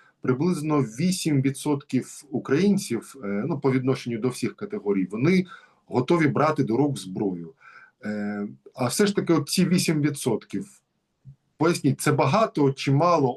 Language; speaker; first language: Ukrainian; native; Ukrainian